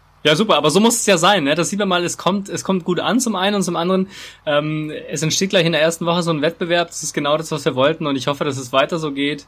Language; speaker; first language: German; native; German